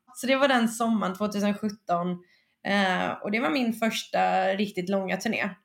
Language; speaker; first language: Swedish; early bilingual, other home language; Spanish